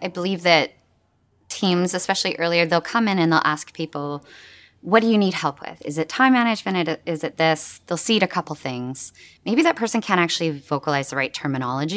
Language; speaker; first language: English; native; English